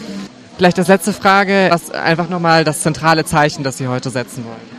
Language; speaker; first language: German; native; German